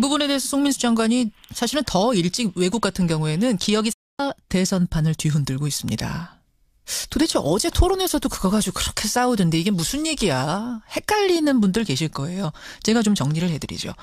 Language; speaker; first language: Korean; native; Korean